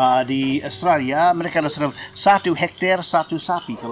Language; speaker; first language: Indonesian; non-native, fluent; English